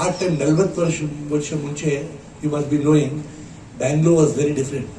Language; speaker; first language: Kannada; non-native, local second language; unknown